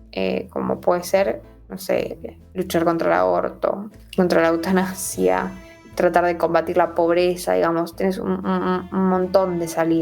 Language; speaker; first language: Spanish; native; Spanish